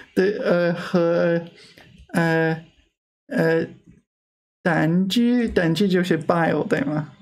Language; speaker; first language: Chinese; non-native, learner; English